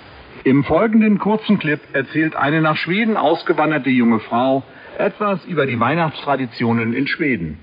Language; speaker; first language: German; native; German